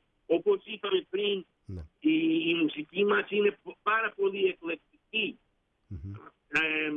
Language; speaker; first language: Greek; early bilingual, heritage; Greek